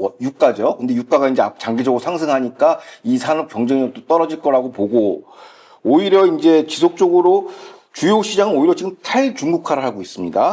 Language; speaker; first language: Korean; native; Korean